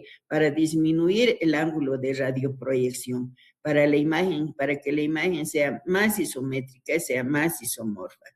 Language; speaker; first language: Spanish; native; Spanish